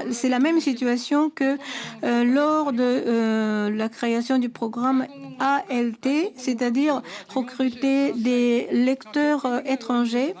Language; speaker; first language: French; non-native, fluent; Japanese